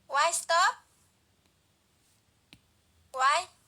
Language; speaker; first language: English; non-native, learner; Vietnamese